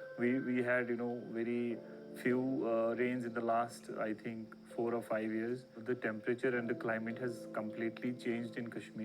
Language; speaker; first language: English; non-native, local second language; Kashmiri